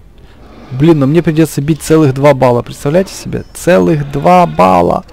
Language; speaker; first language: Russian; native; Russian